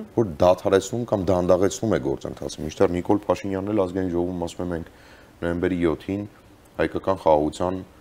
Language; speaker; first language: Armenian; native; Armenian